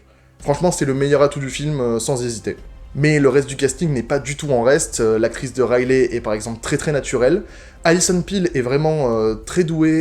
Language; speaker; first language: French; native; French